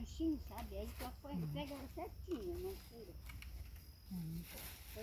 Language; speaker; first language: Portuguese; native; Portuguese